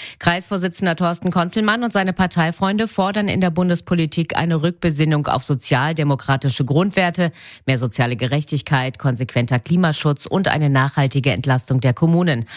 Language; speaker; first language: German; native; German